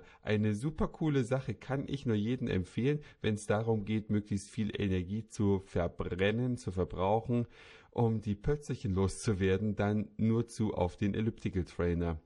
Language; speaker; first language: German; native; German